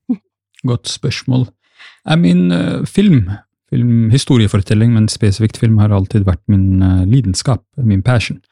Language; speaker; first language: Norwegian; early bilingual, other home language; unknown